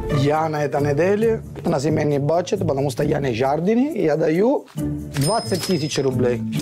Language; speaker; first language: Russian; non-native, learner; Italian